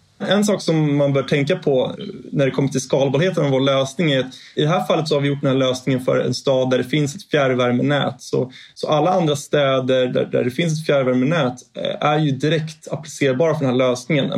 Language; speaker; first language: Swedish; native; Swedish